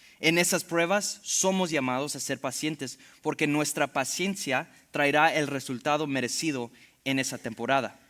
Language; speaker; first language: Spanish; early bilingual, heritage; Spanish